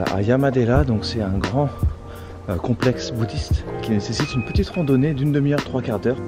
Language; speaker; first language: French; native; French